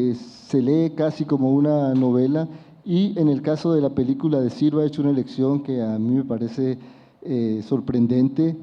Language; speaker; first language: Spanish; native; Spanish